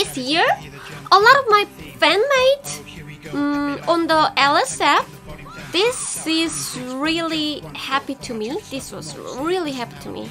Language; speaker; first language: English; non-native, learner; Korean